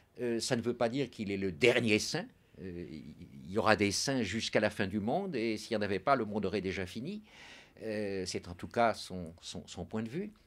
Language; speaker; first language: French; native; French